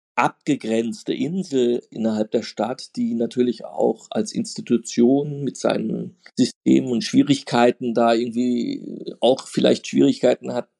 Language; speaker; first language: German; native; German